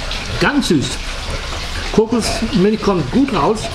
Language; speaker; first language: German; native; German